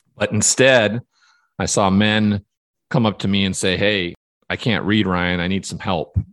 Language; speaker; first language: English; native; English